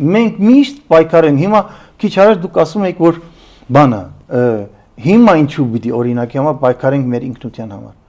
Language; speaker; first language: Armenian; early bilingual, heritage; Armenian